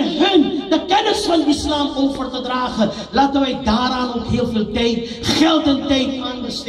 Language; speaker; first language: Dutch; non-native, local second language; Urdu